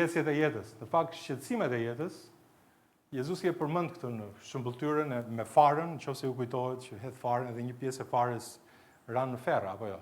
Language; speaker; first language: Albanian; native; Albanian